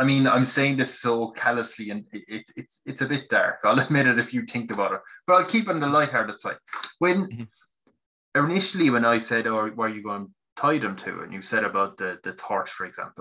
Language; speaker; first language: English; native; English